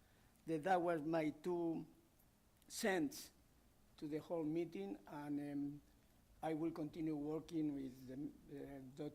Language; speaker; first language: English; non-native, fluent; Spanish